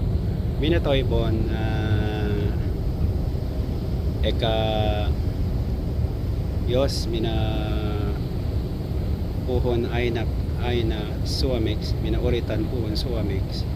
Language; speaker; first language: Finnish; non-native, learner; Filipino